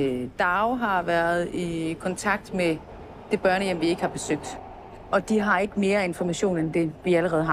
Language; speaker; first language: Danish; native; Danish